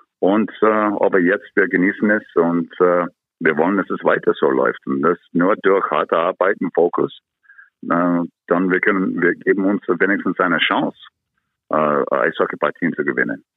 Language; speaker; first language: German; non-native, fluent; English